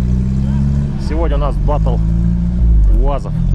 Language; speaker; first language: Russian; native; Russian